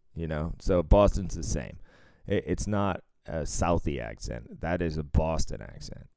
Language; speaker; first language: English; native; English